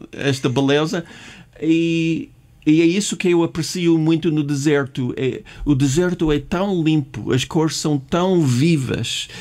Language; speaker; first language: Portuguese; non-native, fluent; English